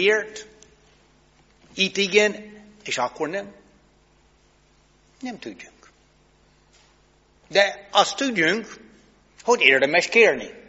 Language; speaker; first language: Hungarian; non-native, fluent; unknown